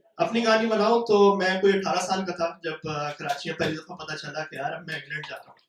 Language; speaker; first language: Urdu; native; Urdu